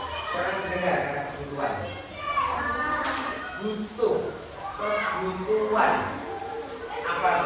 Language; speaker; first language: Indonesian; native; Indonesian